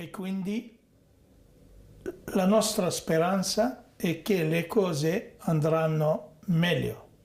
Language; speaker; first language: Italian; non-native, fluent; Arabic